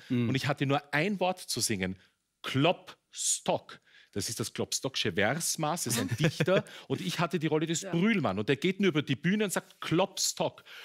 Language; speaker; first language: German; native; German